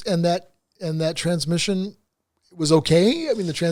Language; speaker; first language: English; native; English